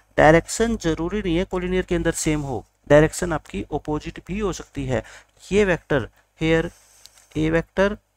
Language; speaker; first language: Hindi; native; Hindi